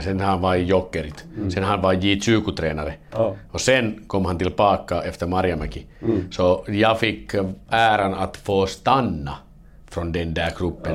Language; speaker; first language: Swedish; non-native, local second language; Finnish